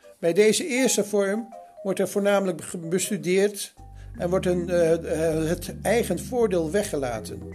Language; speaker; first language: Dutch; native; Dutch